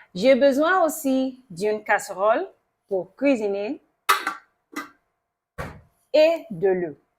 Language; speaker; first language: French; non-native, local second language; Yoruba